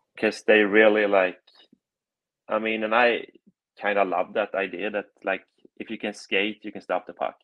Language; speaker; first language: English; non-native, fluent; Swedish